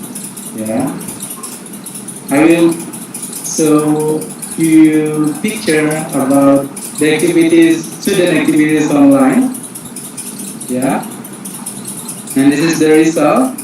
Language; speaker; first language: English; non-native, fluent; Indonesian